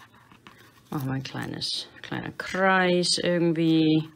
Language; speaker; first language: German; non-native, fluent; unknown